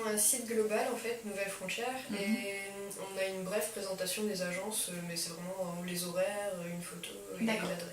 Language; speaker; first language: French; native; French